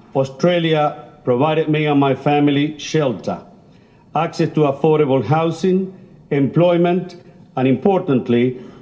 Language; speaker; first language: English; non-native, fluent; Spanish